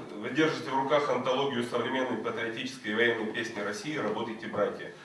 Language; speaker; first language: Russian; native; Russian